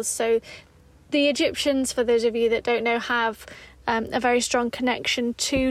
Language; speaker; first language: English; native; English